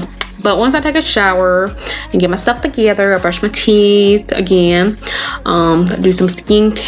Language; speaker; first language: English; native; English